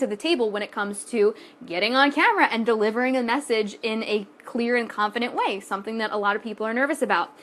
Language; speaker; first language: English; native; English